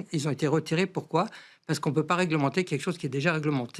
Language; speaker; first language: French; native; French